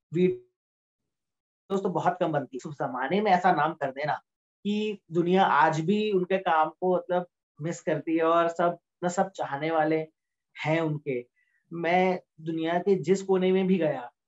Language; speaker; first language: Hindi; native; Hindi